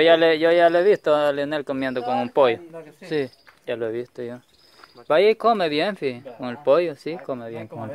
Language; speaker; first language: Spanish; native; Spanish